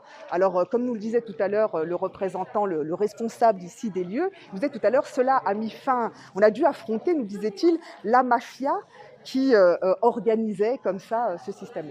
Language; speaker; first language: French; native; French